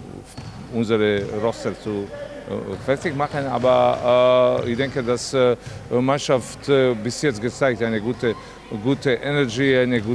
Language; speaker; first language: German; non-native, learner; Serbian